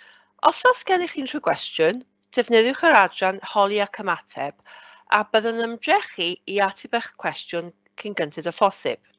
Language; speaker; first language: Welsh; native; Welsh